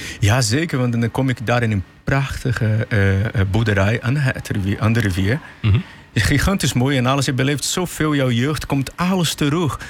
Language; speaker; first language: Dutch; non-native, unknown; Portuguese